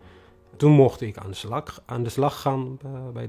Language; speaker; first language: Dutch; non-native, fluent; Tigrinya